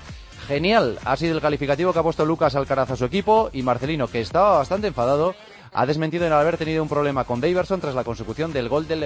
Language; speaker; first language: Spanish; native; Spanish